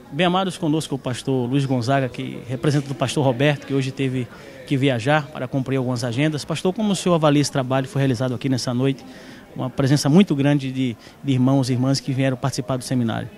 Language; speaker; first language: Portuguese; native; Portuguese